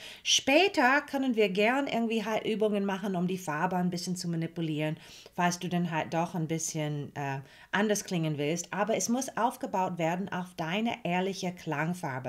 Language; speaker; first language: German; non-native, fluent; English